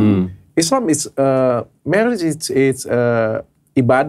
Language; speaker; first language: English; non-native, learner; Indonesian